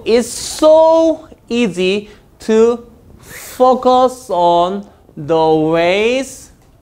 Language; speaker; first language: English; non-native, fluent; Korean